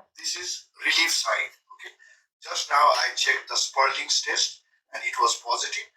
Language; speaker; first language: English; non-native, local second language; Nepali